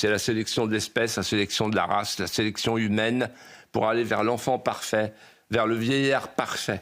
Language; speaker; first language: French; native; French